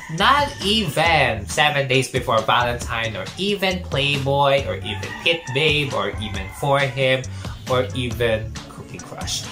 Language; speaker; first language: English; non-native, local second language; Filipino